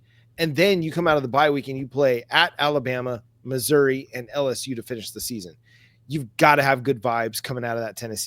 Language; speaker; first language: English; native; English